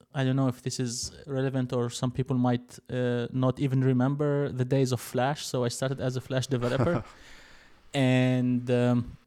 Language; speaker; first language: English; non-native, fluent; Arabic